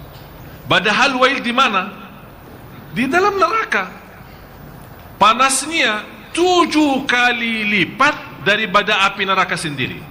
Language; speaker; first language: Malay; non-native, fluent; Arabic